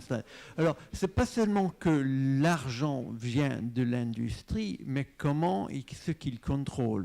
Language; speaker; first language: French; non-native, fluent; English